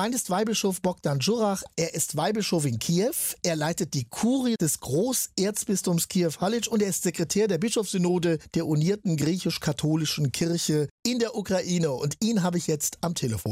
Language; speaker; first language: German; native; German